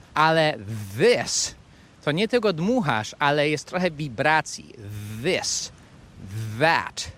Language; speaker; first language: Polish; non-native, fluent; English